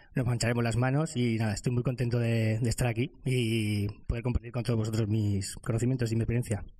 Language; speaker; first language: Spanish; non-native, fluent; French